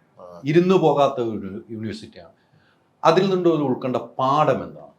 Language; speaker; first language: Malayalam; native; Malayalam